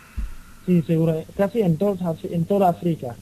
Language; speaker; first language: Spanish; non-native, learner; Wolof